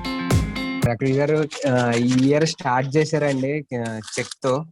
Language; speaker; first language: Telugu; native; Telugu